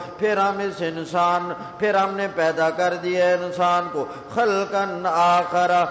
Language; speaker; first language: Urdu; non-native, local second language; Punjabi